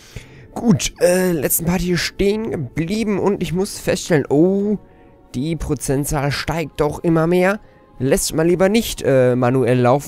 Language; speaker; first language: German; native; German